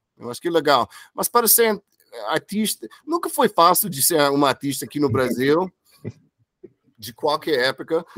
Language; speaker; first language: Portuguese; non-native, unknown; English